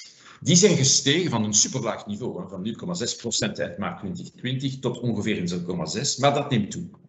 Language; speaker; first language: Dutch; non-native, fluent; French